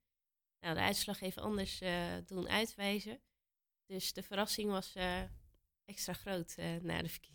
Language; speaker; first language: Dutch; native; Dutch